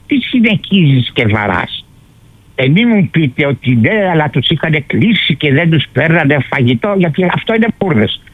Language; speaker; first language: Greek; early bilingual, heritage; Greek